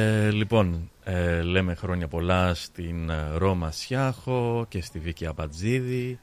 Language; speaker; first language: Greek; early bilingual, heritage; Greek